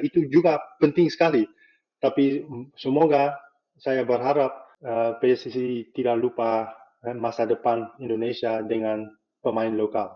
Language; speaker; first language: Indonesian; non-native, fluent; Dutch